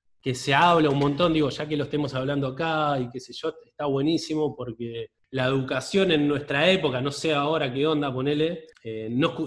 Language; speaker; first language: Spanish; native; Spanish